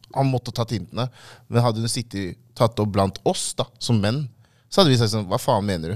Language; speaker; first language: Norwegian; early bilingual, other home language; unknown